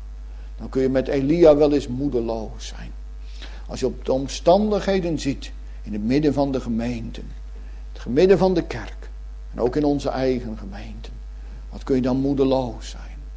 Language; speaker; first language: Dutch; native; Dutch